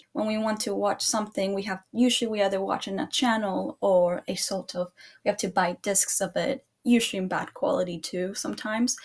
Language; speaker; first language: English; early bilingual, other home language; Spanish